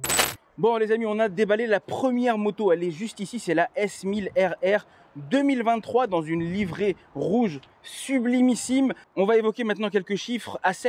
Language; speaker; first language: French; native; French